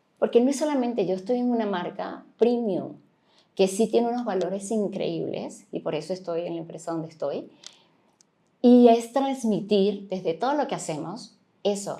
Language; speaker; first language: Spanish; native; Spanish